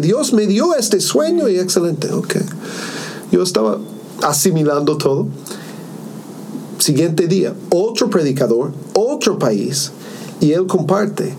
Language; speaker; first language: Spanish; non-native, fluent; English